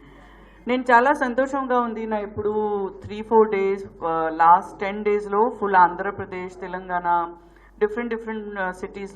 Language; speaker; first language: Telugu; non-native, local second language; Gujarati